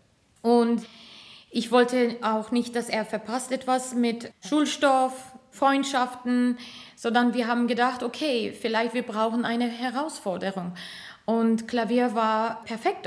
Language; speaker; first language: German; non-native, fluent; Turkish